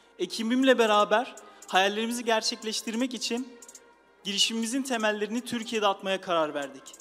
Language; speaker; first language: Turkish; early bilingual, heritage; Turkish